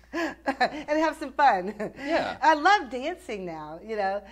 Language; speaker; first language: English; native; English